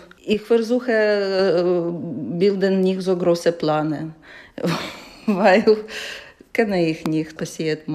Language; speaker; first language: German; non-native, learner; Ukrainian